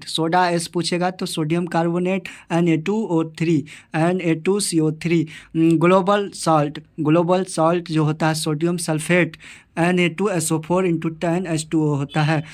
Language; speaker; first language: Hindi; native; Hindi